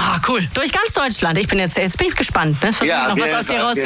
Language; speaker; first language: German; native; German